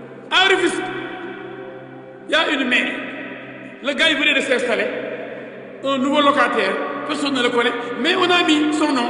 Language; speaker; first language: French; non-native, local second language; Wolof